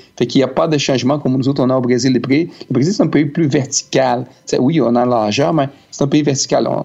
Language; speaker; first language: French; native; French